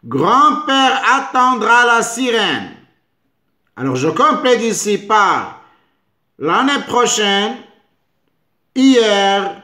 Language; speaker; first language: French; non-native, local second language; Arabic